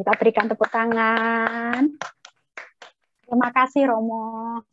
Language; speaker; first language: Indonesian; native; Indonesian